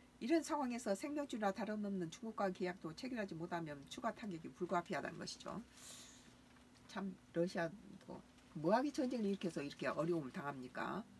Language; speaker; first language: Korean; native; Korean